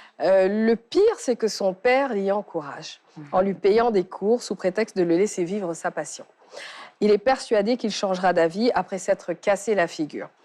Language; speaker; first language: French; non-native, local second language; Wolof